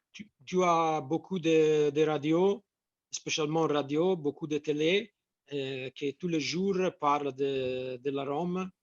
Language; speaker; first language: French; non-native, fluent; Italian